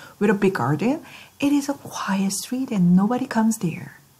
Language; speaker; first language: English; non-native, fluent; Korean